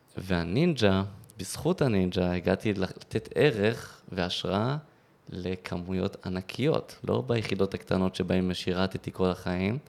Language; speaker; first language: Hebrew; native; Hebrew